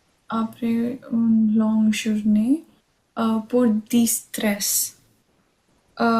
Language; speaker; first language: French; non-native, learner; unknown